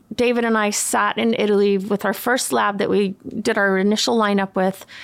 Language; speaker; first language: English; early bilingual, other home language; Swedish